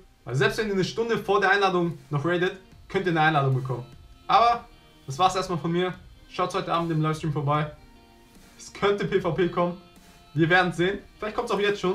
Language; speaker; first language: German; native; German